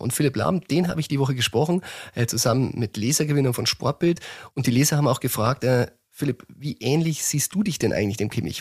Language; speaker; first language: German; native; German